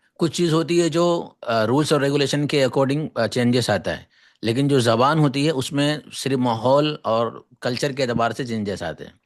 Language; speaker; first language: Urdu; native; Urdu